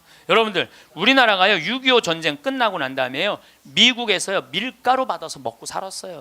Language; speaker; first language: Korean; native; Korean